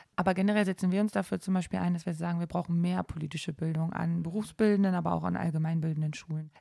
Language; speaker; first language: German; native; German